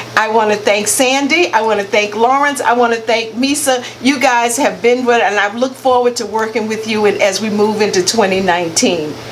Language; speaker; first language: English; native; English